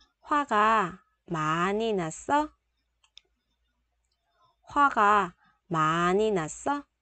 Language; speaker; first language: Korean; non-native, fluent; Vietnamese